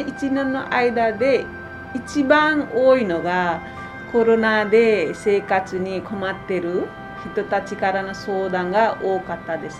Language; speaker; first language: Japanese; non-native, fluent; Nepali